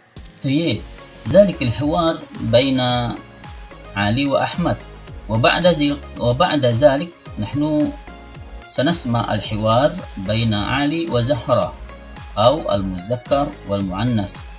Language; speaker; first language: Arabic; non-native, fluent; Indonesian